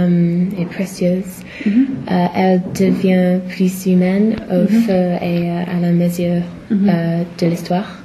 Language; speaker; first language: French; non-native, learner; English